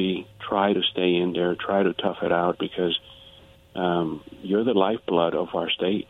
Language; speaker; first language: English; early bilingual, other home language; Spanish